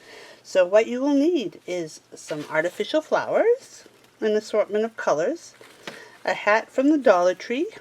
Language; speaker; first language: English; native; English